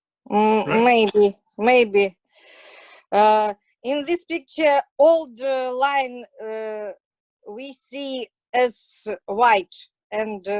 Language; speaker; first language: English; non-native, learner; Russian